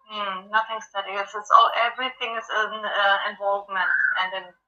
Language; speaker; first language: English; non-native, fluent; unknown